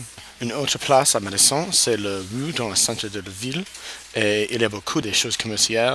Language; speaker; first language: French; non-native, learner; English